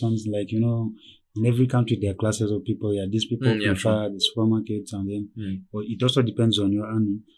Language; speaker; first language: English; non-native, local second language; Ganda